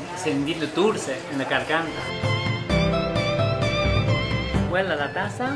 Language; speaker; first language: Spanish; non-native, learner; Chinese